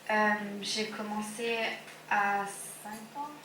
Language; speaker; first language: French; non-native, local second language; English